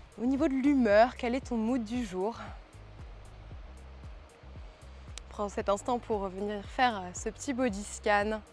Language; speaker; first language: French; native; French